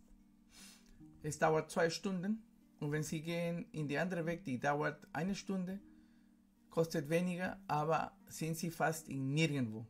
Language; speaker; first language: German; non-native, fluent; Spanish